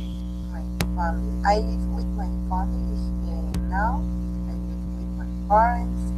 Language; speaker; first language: English; non-native, learner; Spanish